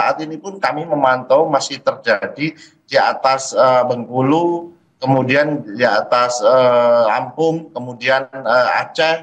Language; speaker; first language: Indonesian; native; Indonesian